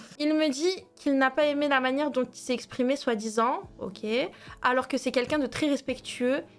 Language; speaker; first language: French; early bilingual, other home language; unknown